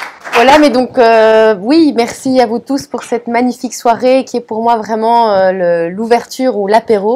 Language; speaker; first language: French; native; French